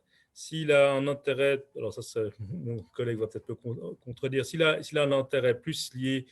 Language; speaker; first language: French; native; French